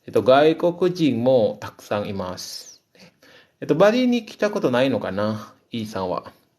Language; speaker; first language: Japanese; non-native, fluent; Indonesian